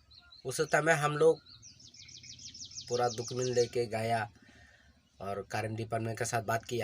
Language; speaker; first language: Hindi; non-native, local second language; Kok Borok